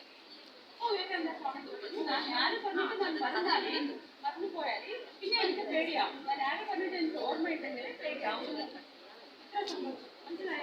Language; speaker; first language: Malayalam; non-native, learner; Kannada